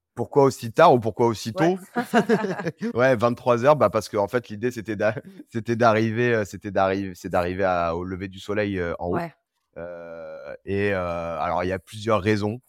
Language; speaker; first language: French; native; French